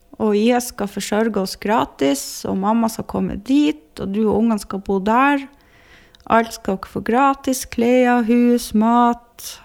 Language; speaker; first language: Norwegian; native; Norwegian